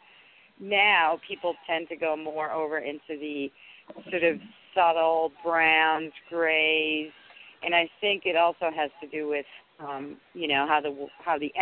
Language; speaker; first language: English; non-native, fluent; Danish